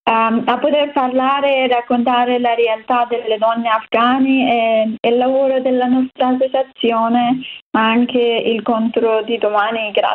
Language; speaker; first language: Italian; non-native, learner; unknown